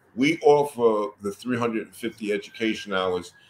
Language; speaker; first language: English; native; English